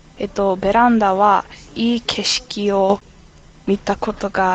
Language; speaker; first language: Japanese; non-native, learner; English